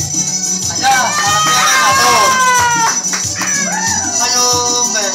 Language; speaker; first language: Spanish; native; Spanish